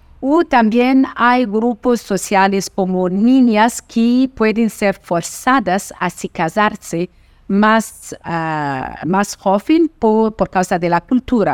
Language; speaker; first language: Spanish; non-native, fluent; Portuguese